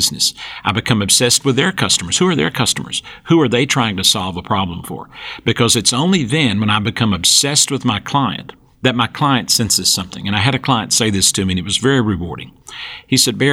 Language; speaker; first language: English; native; English